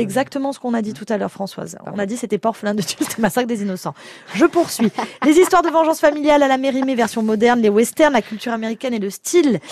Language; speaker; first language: French; native; French